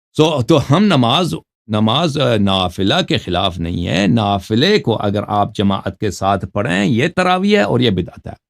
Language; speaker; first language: Urdu; non-native, fluent; Persian